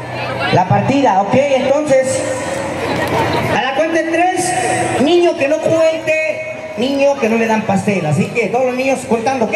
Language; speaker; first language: Spanish; native; Spanish